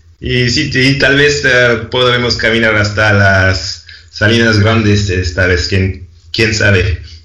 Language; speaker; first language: Spanish; non-native, fluent; French